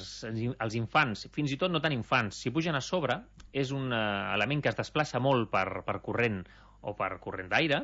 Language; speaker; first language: Catalan; native; Catalan